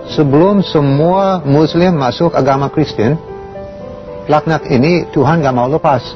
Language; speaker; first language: Indonesian; non-native, learner; English